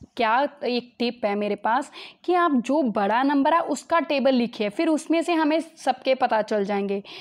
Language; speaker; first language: Hindi; native; Hindi